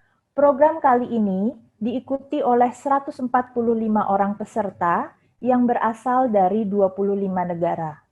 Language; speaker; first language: Indonesian; native; Indonesian